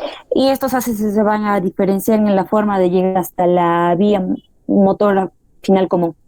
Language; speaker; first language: Spanish; native; Spanish